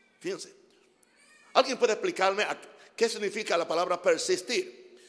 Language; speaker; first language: Spanish; non-native, fluent; English